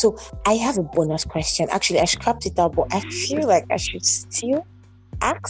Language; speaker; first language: English; non-native, local second language; Igbo